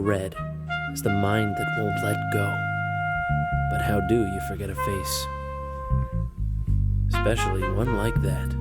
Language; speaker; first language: English; native; English